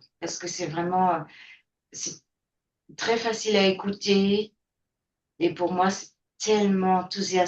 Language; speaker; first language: French; non-native, fluent; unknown